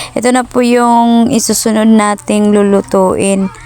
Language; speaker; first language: Filipino; non-native, local second language; Cebuano